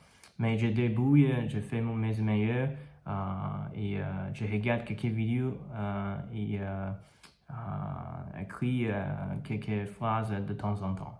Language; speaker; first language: French; non-native, learner; Chinese